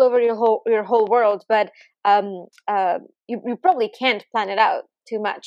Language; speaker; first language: English; non-native, local second language; Hindi